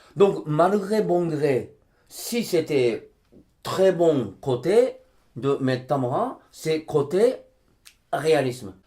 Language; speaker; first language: French; non-native, fluent; Japanese